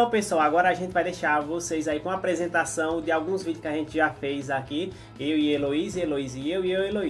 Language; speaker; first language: Portuguese; native; Portuguese